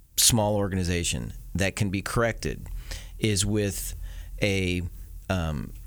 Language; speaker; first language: English; native; English